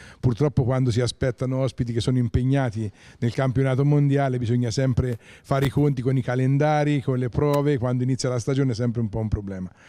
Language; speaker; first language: Italian; native; Italian